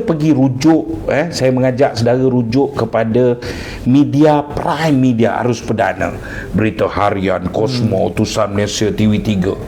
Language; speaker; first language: Malay; native; Malay